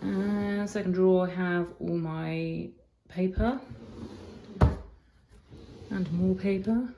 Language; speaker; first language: English; native; English